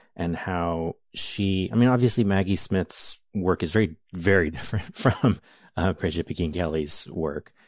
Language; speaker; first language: English; native; English